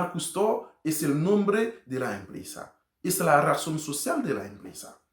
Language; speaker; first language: Spanish; non-native, learner; Haitian Creole